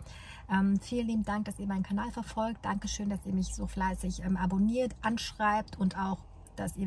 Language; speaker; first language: German; native; German